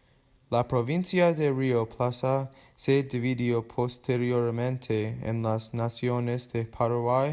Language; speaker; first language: Spanish; non-native, learner; English